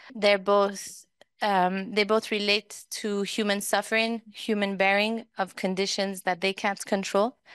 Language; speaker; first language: English; early bilingual, other home language; Persian